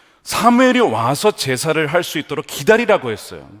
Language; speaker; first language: Korean; native; Korean